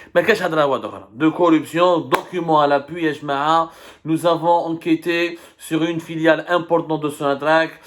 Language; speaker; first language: French; non-native, local second language; Arabic